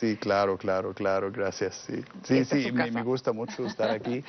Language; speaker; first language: Spanish; non-native, learner; Arabic